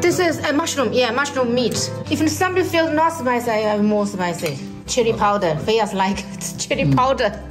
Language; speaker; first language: English; non-native, learner; Chinese